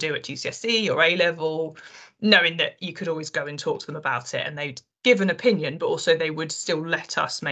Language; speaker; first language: English; native; English